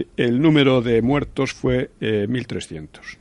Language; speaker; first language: Spanish; native; Spanish